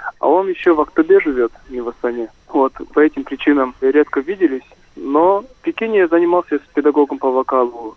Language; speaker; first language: Russian; non-native, local second language; Kazakh